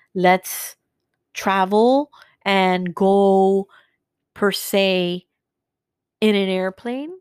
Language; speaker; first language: English; native; English